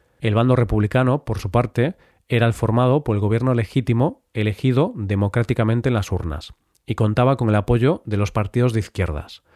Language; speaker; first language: Spanish; native; Spanish